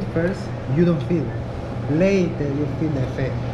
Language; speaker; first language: English; non-native, learner; Indonesian